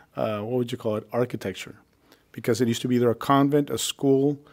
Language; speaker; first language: English; early bilingual, other home language; Spanish